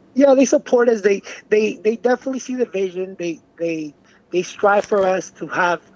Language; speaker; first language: English; non-native, fluent; Spanish